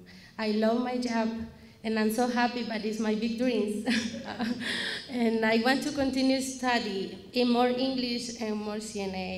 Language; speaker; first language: English; non-native, learner; Spanish